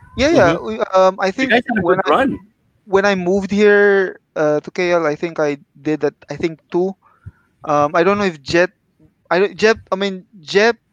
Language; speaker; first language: English; non-native, local second language; Filipino